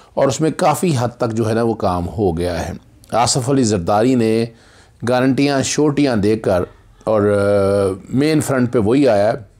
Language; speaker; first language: Urdu; non-native, local second language; Punjabi